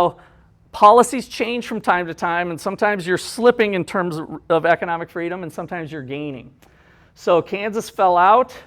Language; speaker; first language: English; native; English